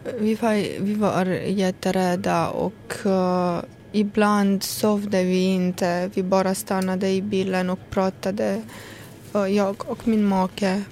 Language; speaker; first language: Swedish; non-native, fluent; Romanian